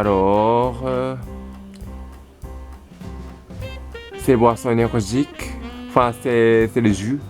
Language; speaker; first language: French; non-native, learner; Japanese